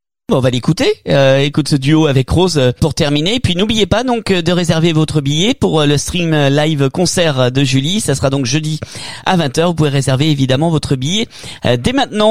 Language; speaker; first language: French; native; French